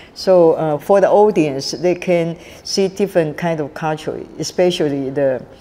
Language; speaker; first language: English; non-native, learner; Chinese